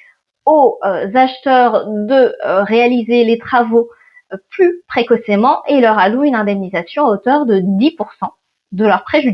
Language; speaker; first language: French; native; French